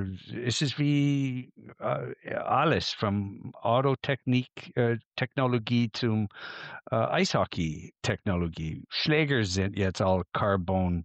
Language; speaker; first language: German; non-native, fluent; English